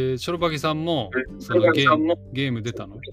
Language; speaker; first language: Japanese; native; Japanese